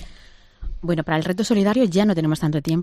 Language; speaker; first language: Spanish; native; Spanish